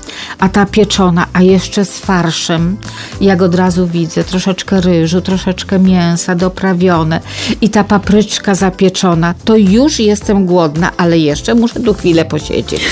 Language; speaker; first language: Polish; native; Polish